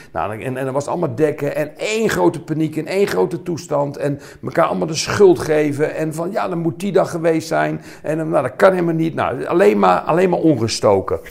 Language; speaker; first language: Dutch; native; Dutch